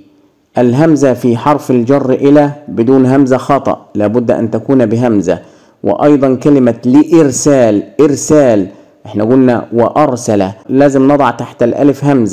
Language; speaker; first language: Arabic; native; Arabic